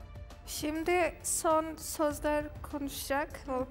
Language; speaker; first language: Turkish; non-native, learner; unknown